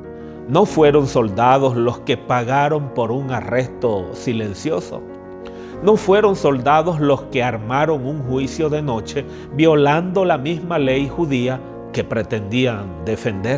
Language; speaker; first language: Spanish; native; Spanish